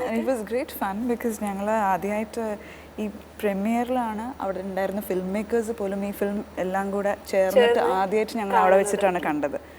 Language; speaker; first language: Malayalam; early bilingual, heritage; Malayalam